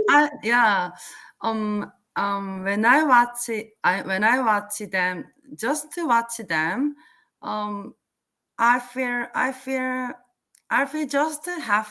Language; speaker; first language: English; non-native, learner; Korean